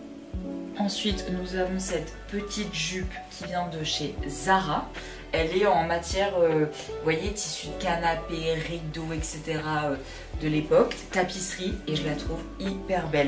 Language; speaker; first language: French; native; French